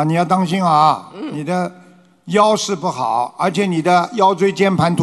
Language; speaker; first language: Chinese; native; Chinese